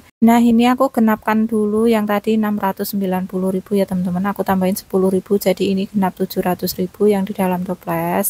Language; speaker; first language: Indonesian; native; Indonesian